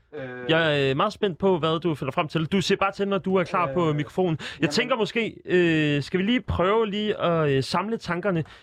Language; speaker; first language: Danish; native; Danish